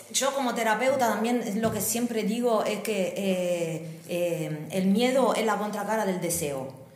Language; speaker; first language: Spanish; non-native, fluent; Italian